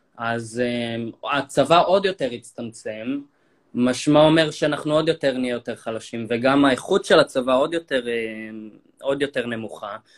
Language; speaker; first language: Hebrew; early bilingual, other home language; Russian